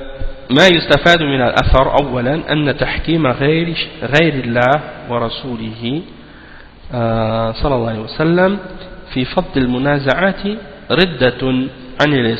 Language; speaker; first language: Arabic; non-native, fluent; French